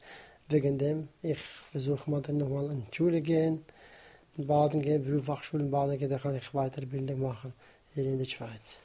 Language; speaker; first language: German; non-native, learner; Kurdish